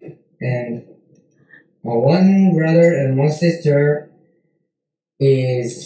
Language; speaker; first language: English; non-native, learner; Korean